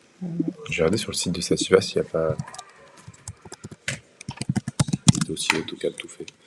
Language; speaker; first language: French; native; French